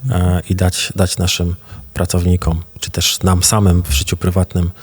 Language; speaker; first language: Polish; native; Polish